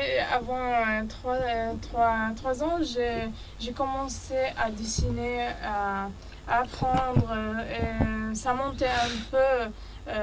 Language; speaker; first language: French; non-native, learner; Arabic